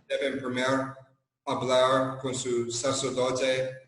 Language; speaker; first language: Spanish; non-native, fluent; English